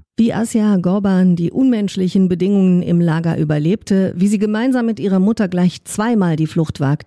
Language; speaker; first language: German; native; German